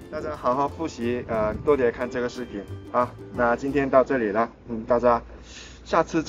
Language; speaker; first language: Chinese; non-native, fluent; Korean